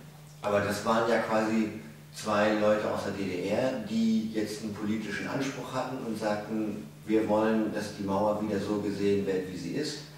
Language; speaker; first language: German; native; German